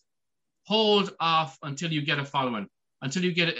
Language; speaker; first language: English; native; English